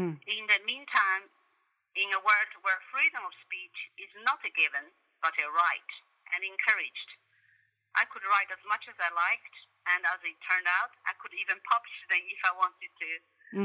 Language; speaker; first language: English; non-native, fluent; Chinese